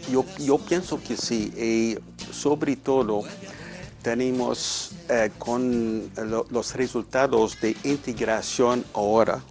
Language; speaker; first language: Spanish; non-native, fluent; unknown